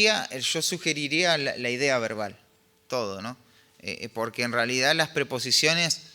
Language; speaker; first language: Spanish; native; Spanish